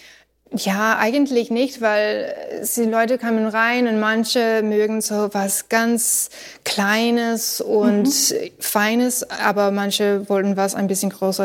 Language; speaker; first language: German; non-native, learner; English